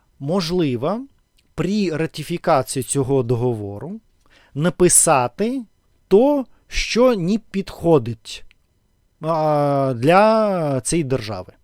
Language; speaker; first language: Ukrainian; non-native, learner; Russian